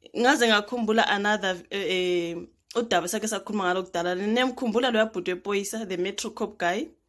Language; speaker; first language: Zulu; native; Zulu